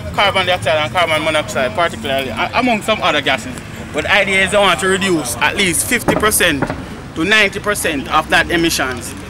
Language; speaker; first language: English; native; English